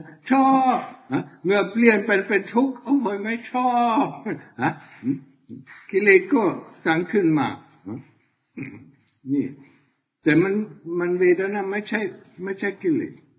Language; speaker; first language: Thai; non-native, fluent; German